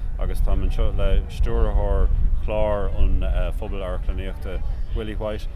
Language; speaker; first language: Irish; non-native, local second language; English